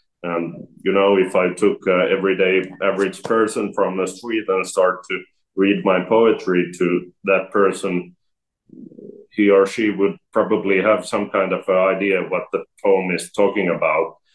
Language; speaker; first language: English; non-native, fluent; Finnish